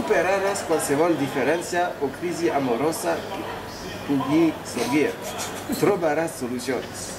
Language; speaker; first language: Spanish; non-native, local second language; Catalan